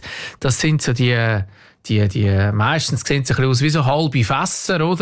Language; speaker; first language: German; native; German